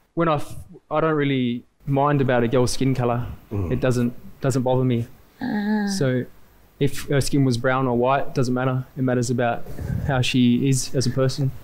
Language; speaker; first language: Vietnamese; non-native, learner; English